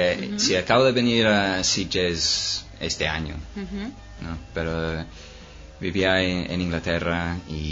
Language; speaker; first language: Spanish; non-native, fluent; English